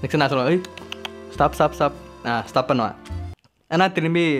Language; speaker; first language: Tamil; non-native, learner; Thai